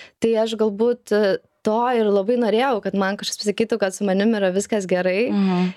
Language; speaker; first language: Lithuanian; native; Lithuanian